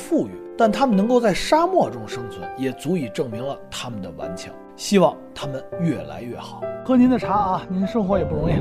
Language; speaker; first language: Chinese; native; Chinese